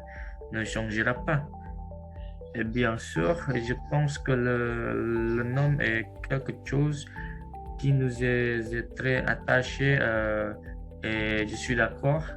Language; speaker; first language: French; non-native, learner; Indonesian